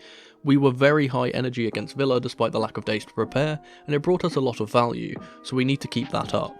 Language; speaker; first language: English; native; English